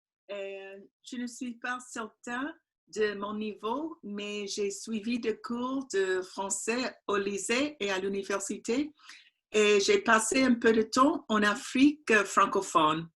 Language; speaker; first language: French; non-native, learner; English